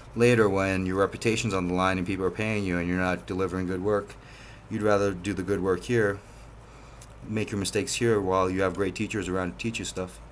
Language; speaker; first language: English; native; English